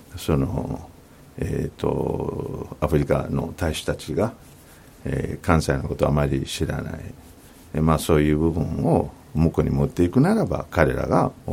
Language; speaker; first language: Japanese; non-native, fluent; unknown